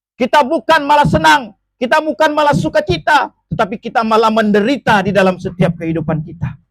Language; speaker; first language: Indonesian; non-native, local second language; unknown